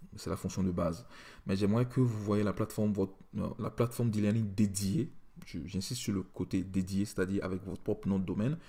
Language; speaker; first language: French; native; French